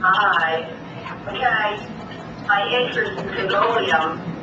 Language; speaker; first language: English; native; English